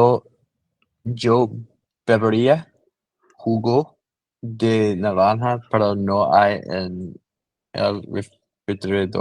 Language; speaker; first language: Spanish; non-native, learner; English